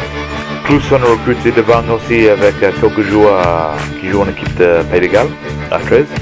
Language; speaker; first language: French; non-native, learner; English